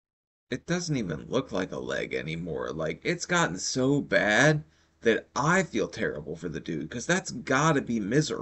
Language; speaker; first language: English; native; English